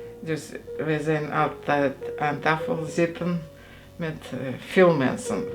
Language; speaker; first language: Dutch; non-native, fluent; Russian